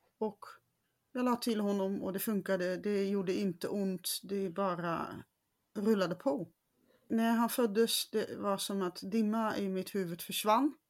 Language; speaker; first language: Swedish; non-native, fluent; Dutch